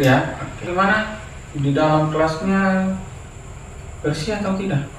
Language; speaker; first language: Indonesian; native; Indonesian